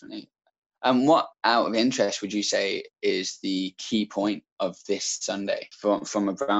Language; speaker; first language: English; native; English